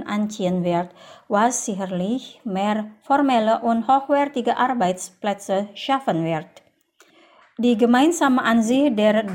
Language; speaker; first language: German; non-native, fluent; Indonesian